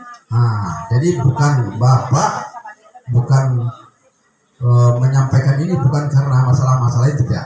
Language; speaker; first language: Indonesian; native; Indonesian